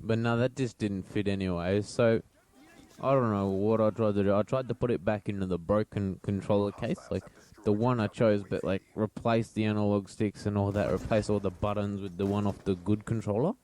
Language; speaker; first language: English; native; English